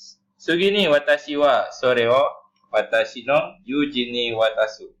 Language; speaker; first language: Japanese; non-native, learner; Malay